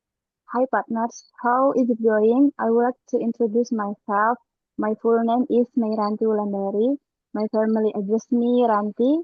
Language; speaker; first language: English; non-native, learner; Indonesian